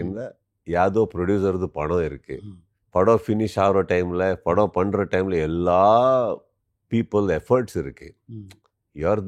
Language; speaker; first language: Tamil; non-native, local second language; Kannada